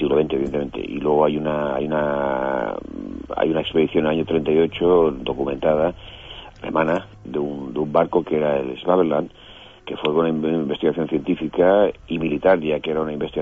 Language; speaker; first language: Spanish; native; Spanish